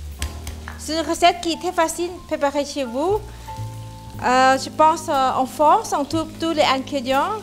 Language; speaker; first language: French; non-native, fluent; Thai